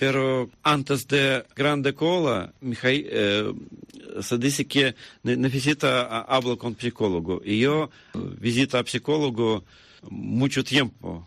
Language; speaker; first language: Spanish; non-native, learner; Russian